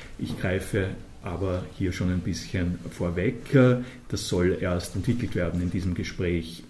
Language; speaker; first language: German; native; German